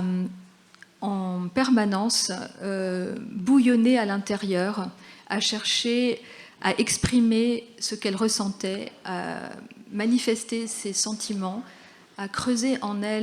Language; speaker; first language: French; native; French